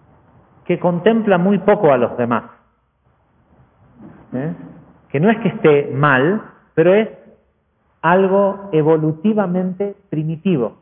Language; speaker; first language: Spanish; native; Spanish